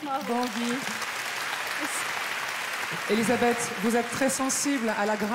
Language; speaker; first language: French; native; French